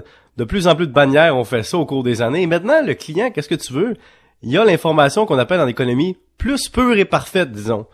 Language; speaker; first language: French; native; French